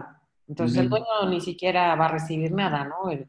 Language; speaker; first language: Spanish; native; Spanish